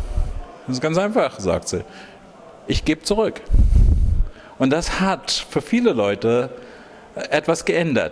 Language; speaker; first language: German; non-native, fluent; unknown